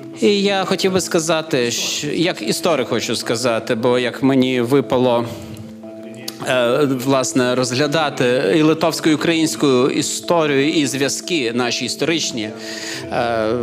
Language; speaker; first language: Ukrainian; non-native, fluent; Lithuanian